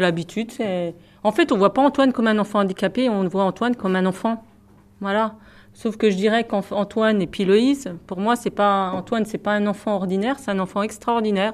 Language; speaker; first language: French; native; French